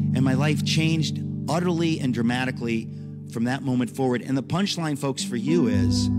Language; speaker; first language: English; native; English